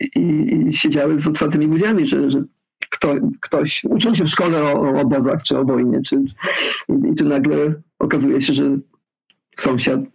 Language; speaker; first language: Polish; early bilingual, heritage; Polish